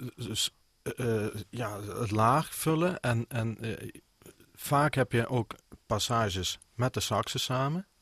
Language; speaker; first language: Dutch; native; Dutch